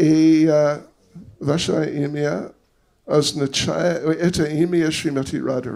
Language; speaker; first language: Russian; non-native, learner; English